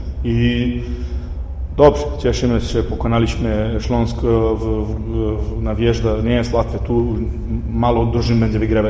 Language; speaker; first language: Polish; non-native, fluent; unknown